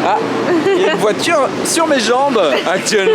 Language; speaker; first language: French; native; French